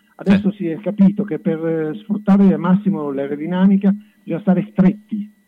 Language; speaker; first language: Italian; native; Italian